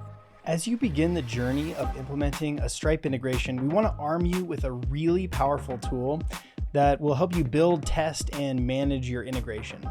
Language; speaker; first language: English; native; English